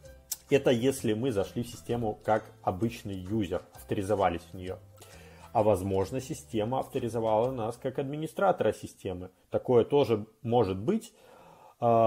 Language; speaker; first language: Russian; native; Russian